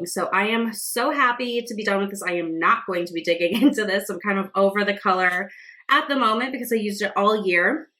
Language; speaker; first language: English; native; English